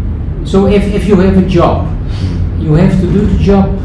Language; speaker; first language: English; non-native, fluent; Dutch